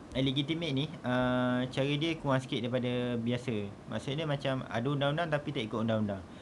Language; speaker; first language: Malay; native; Malay